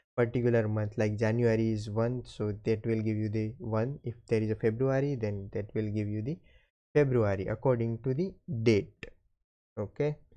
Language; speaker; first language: English; non-native, local second language; Gujarati